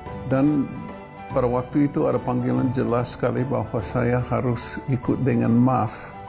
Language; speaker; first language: Indonesian; non-native, fluent; English